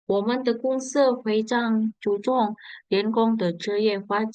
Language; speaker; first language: Chinese; non-native, fluent; Indonesian